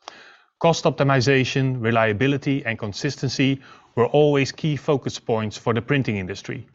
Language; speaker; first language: English; non-native, fluent; Dutch